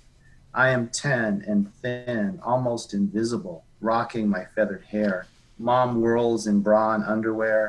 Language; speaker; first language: English; native; English